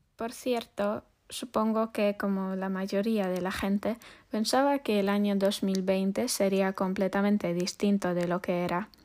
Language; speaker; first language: Spanish; non-native, fluent; Polish